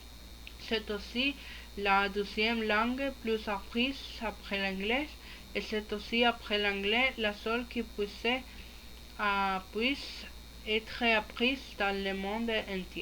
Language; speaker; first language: French; non-native, learner; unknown